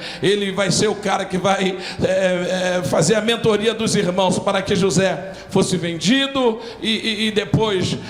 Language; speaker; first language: Portuguese; native; Portuguese